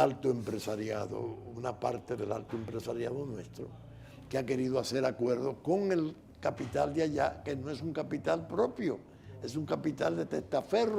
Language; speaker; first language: Spanish; native; Spanish